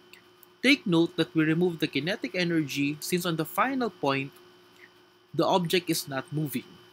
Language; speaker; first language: English; non-native, local second language; Filipino